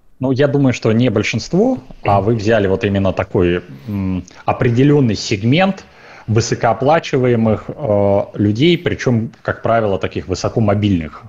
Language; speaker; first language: Russian; native; Russian